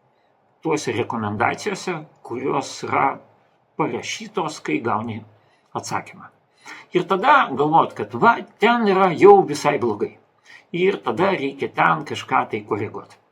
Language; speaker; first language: Lithuanian; non-native, local second language; Russian